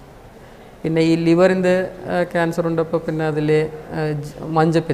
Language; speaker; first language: Malayalam; non-native, fluent; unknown